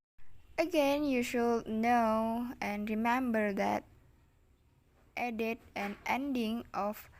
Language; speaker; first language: English; non-native, learner; Indonesian